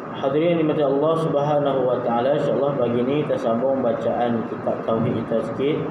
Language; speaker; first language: Malay; native; Malay